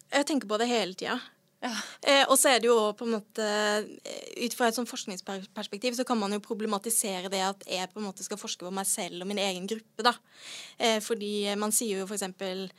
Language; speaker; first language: Norwegian; native; Norwegian